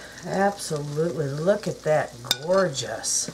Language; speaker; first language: English; native; English